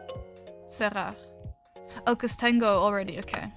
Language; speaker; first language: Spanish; non-native, learner; English